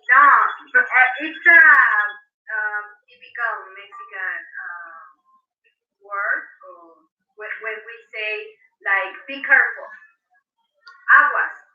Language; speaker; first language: English; non-native, learner; Spanish